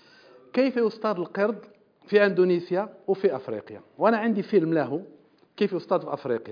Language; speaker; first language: Arabic; native; Arabic